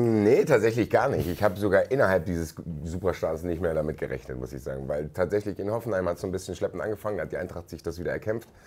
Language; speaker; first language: German; native; German